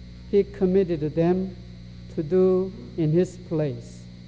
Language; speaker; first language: English; non-native, fluent; Korean